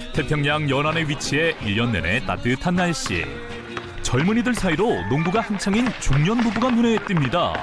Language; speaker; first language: Korean; native; Korean